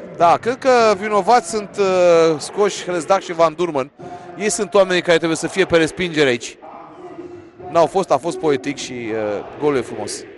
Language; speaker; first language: Romanian; native; Romanian